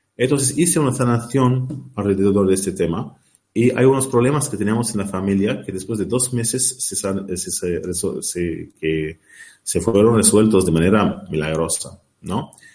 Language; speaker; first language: Spanish; non-native, learner; Arabic